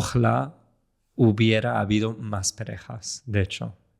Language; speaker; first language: Spanish; non-native, fluent; English